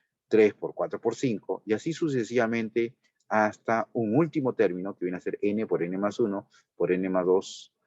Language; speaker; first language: Spanish; native; Spanish